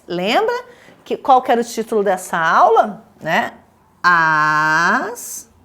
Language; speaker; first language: Portuguese; native; Portuguese